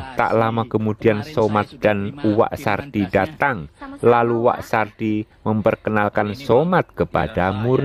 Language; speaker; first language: Indonesian; native; Indonesian